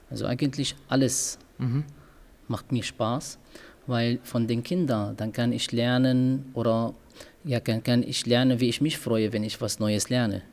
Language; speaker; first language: German; non-native, learner; Arabic